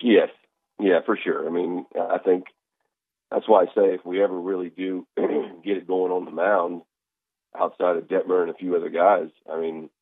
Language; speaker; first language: English; native; English